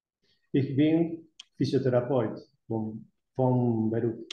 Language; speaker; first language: German; non-native, learner; Spanish